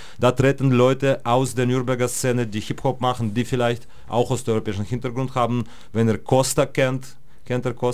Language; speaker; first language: German; non-native, fluent; Russian